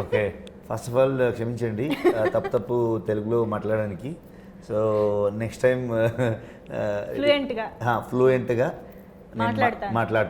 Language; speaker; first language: Telugu; non-native, learner; Kannada